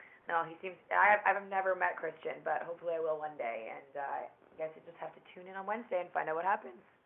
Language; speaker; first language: English; native; English